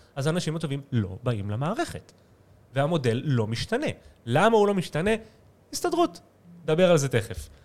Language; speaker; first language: Hebrew; native; Hebrew